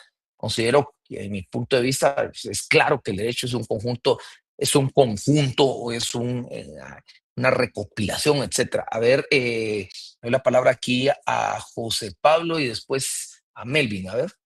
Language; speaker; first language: Spanish; native; Spanish